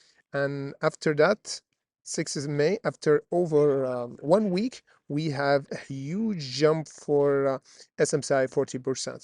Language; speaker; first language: English; non-native, fluent; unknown